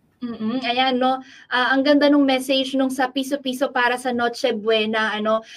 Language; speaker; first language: Filipino; non-native, local second language; Pampanga